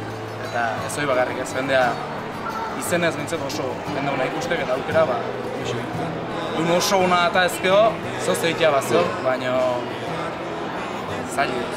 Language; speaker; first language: Basque; native; Basque